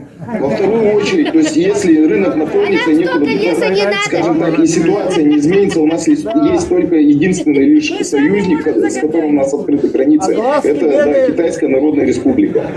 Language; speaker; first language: Russian; native; Russian